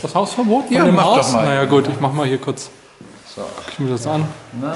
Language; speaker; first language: German; native; German